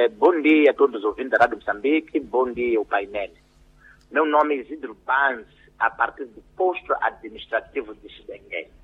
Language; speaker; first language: Portuguese; non-native, local second language; Tsonga